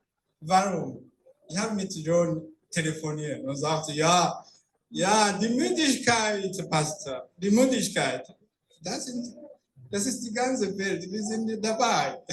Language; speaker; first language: German; non-native, fluent; Rundi